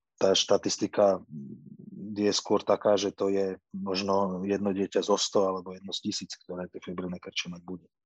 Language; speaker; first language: Slovak; native; Slovak